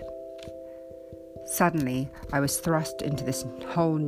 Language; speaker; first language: English; native; English